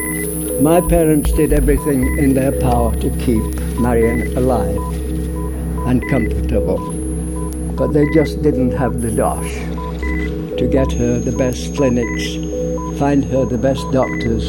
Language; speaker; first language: English; native; English